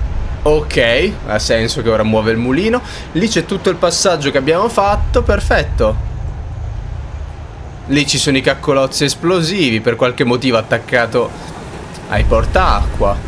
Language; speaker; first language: Italian; native; Italian